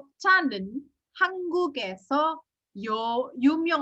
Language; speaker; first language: Korean; non-native, fluent; Indonesian